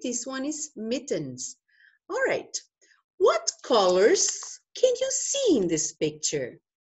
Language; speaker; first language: English; non-native, fluent; Portuguese